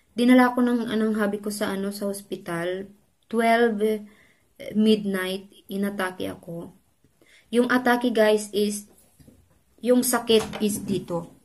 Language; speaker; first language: Filipino; non-native, local second language; Cebuano